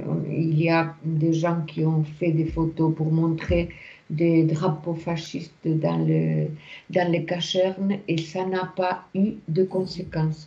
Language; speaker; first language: French; non-native, fluent; Spanish